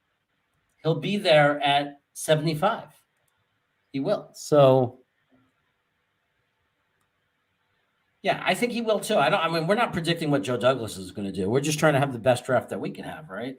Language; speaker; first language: English; native; English